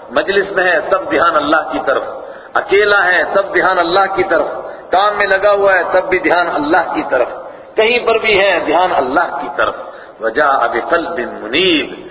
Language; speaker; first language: Urdu; non-native, local second language; Punjabi